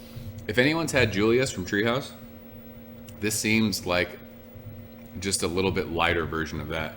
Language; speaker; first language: English; native; English